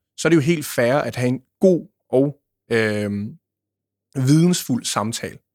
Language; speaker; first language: Danish; early bilingual, other home language; Punjabi